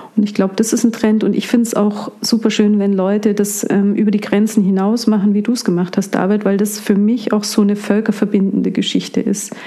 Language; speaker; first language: German; native; German